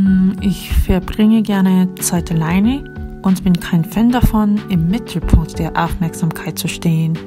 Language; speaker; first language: German; non-native, fluent; Korean